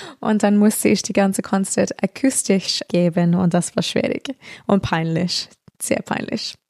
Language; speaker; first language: German; non-native, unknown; English